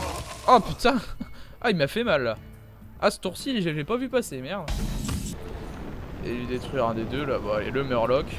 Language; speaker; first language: French; native; French